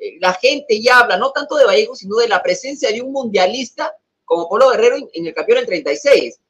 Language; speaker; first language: Spanish; native; Spanish